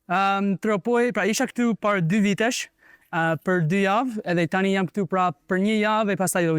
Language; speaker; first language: Albanian; non-native, fluent; English